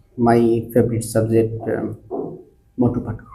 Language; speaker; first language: English; non-native, learner; Bangla